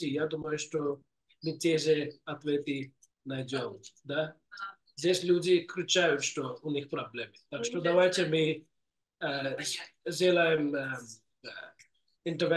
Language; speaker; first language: Russian; non-native, fluent; English